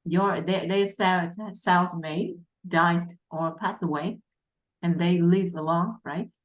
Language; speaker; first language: English; non-native, fluent; Vietnamese